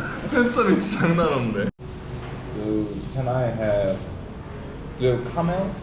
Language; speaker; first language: English; non-native, learner; Korean